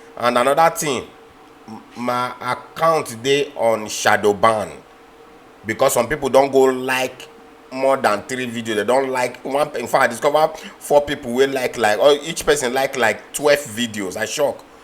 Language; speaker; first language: Nigerian Pidgin; native; Nigerian Pidgin